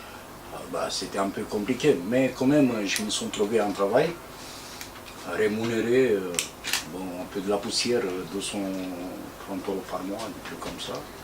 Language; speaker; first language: French; non-native, learner; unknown